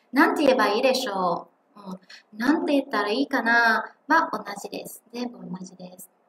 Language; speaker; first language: Japanese; non-native, fluent; Vietnamese